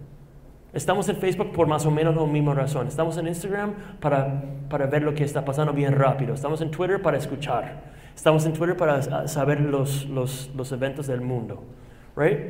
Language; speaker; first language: Spanish; non-native, fluent; English